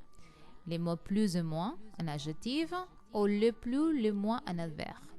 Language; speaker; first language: French; non-native, learner; Spanish